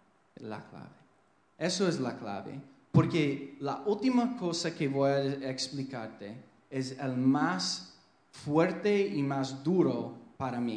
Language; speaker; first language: Spanish; non-native, fluent; English